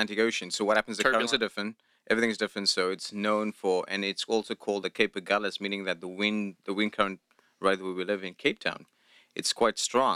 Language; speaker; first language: English; non-native, local second language; Afrikaans